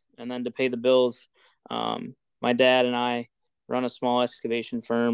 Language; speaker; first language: English; native; English